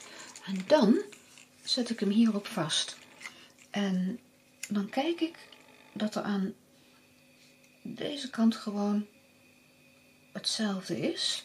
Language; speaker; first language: Dutch; native; Dutch